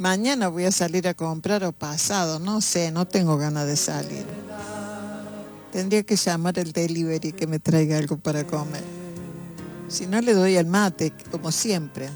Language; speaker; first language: Spanish; native; Spanish